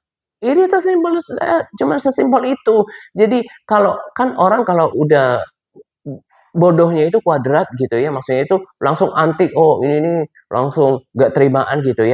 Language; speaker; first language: Indonesian; native; Indonesian